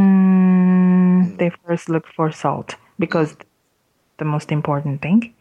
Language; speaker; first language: English; non-native, fluent; Japanese